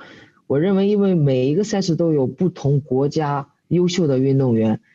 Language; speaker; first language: Chinese; native; Chinese